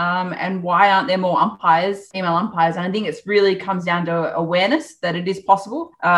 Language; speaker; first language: English; native; English